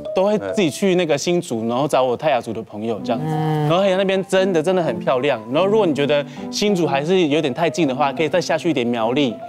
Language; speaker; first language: Chinese; native; Chinese